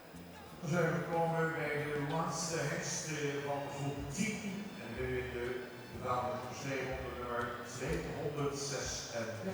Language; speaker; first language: Dutch; native; Dutch